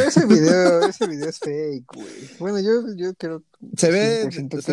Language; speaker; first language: Spanish; native; Spanish